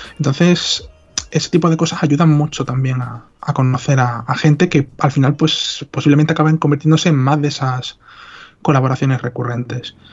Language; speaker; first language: Spanish; native; Spanish